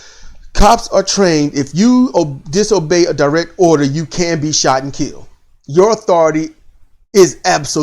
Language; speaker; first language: English; native; English